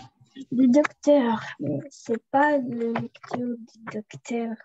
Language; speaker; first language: French; non-native, learner; Russian